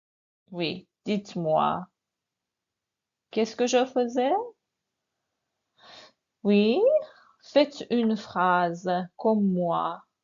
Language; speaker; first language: French; non-native, fluent; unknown